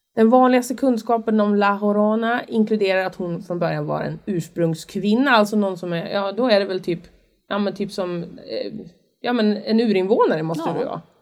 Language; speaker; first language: Swedish; native; Swedish